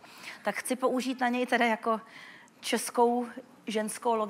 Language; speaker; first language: Czech; native; Czech